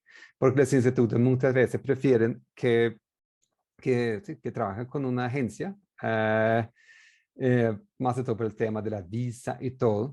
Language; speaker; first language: Spanish; non-native, fluent; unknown